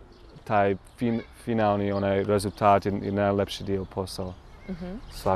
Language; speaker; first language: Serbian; non-native, learner; English